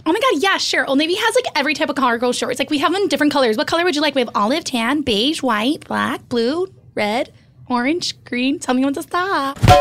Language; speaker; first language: English; native; English